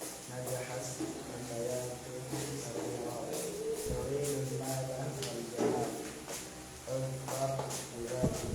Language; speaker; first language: Arabic; non-native, learner; Filipino